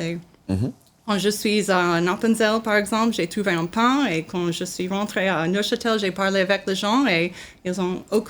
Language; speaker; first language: French; non-native, learner; English